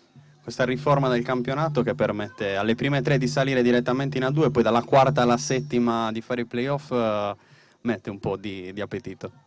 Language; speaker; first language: Italian; native; Italian